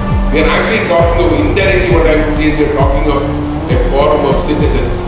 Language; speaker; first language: English; non-native, local second language; Malayalam